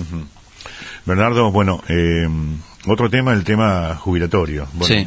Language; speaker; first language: Spanish; native; Spanish